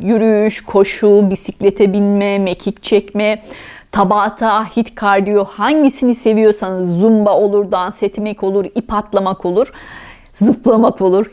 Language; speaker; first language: Turkish; native; Turkish